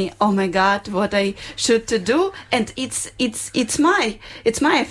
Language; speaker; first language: English; non-native, learner; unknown